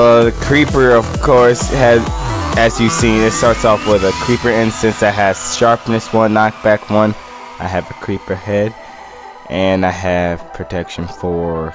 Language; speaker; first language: English; native; English